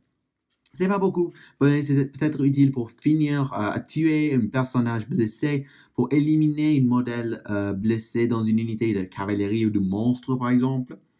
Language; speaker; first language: French; non-native, learner; English